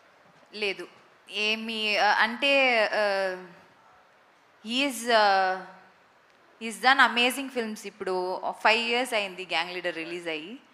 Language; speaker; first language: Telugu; non-native, fluent; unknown